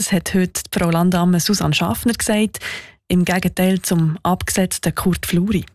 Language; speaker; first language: German; native; German